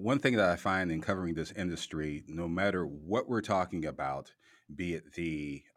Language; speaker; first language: English; native; English